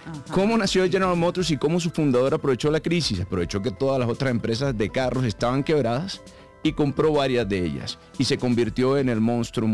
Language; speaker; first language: Spanish; native; Spanish